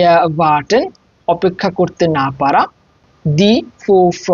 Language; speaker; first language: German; non-native, fluent; Bangla